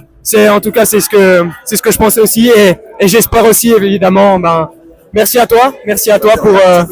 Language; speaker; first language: French; native; French